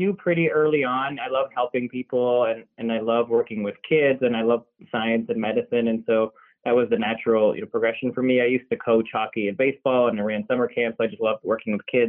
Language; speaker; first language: English; native; English